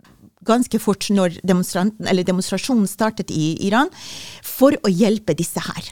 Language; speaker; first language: Norwegian; non-native, fluent; Persian